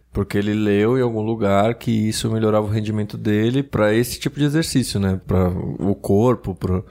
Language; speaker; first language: Portuguese; native; Portuguese